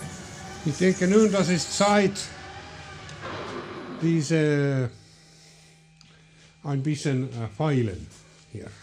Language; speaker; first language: German; non-native, learner; Finnish